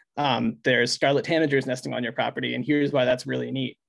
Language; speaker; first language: English; native; English